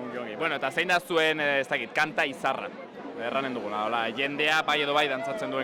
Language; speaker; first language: Basque; native; Basque